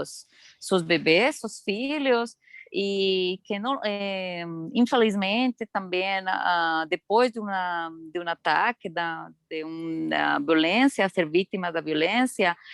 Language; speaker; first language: Portuguese; non-native, learner; Spanish